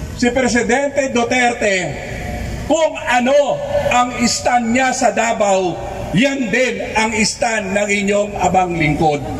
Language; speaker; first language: Filipino; native; Filipino